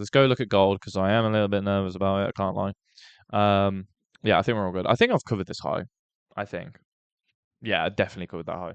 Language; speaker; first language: English; native; English